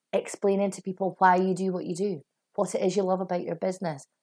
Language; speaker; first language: English; native; English